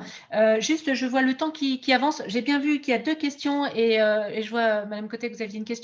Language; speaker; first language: French; native; French